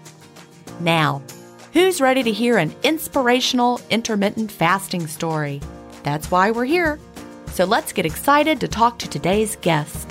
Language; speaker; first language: English; native; English